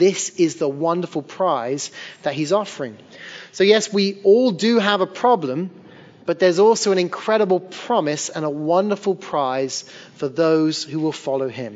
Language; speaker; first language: English; native; English